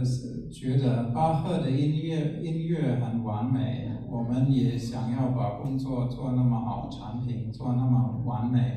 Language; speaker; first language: Chinese; non-native, fluent; German